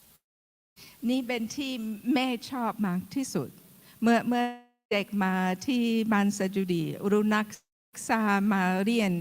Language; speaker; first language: Thai; non-native, fluent; English